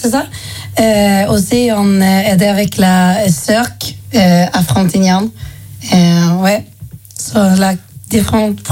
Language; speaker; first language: French; non-native, fluent; Swedish